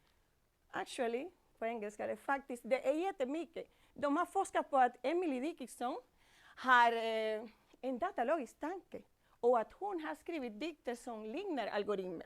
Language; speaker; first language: Swedish; non-native, fluent; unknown